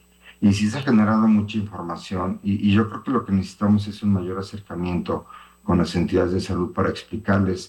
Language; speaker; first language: Spanish; native; Spanish